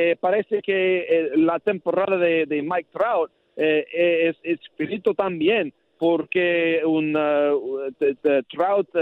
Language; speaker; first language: Spanish; non-native, learner; English